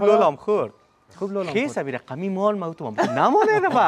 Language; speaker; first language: Persian; native; Persian